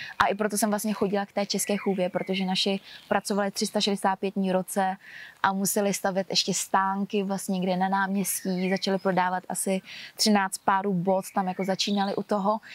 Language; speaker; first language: Czech; early bilingual, other home language; Vietnamese